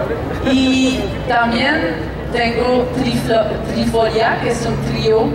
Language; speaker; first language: Spanish; non-native, learner; French